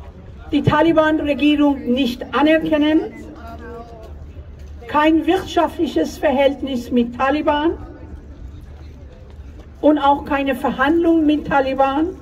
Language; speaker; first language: German; non-native, fluent; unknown